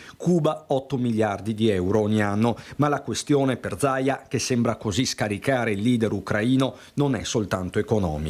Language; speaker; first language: Italian; native; Italian